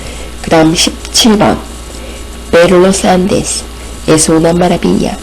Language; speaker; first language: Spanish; non-native, fluent; Korean